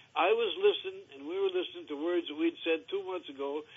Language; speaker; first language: English; native; English